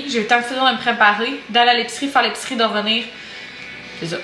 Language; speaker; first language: French; native; French